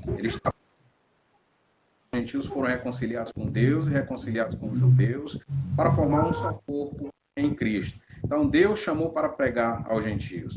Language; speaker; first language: Portuguese; native; Portuguese